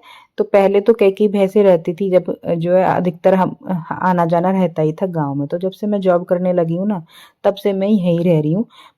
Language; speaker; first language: Hindi; native; Hindi